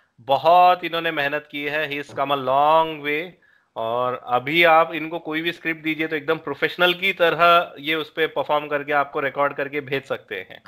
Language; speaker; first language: Hindi; native; Hindi